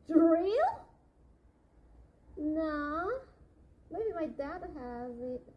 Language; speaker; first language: English; non-native, fluent; Korean